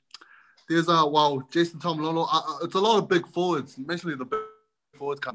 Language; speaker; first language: English; native; English